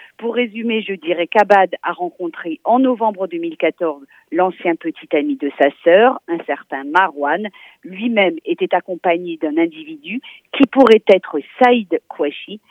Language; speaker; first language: French; native; French